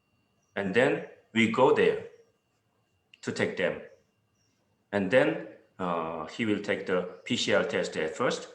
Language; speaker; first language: English; non-native, fluent; Korean